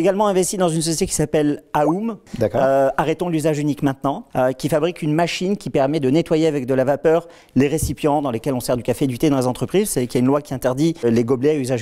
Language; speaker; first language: French; native; French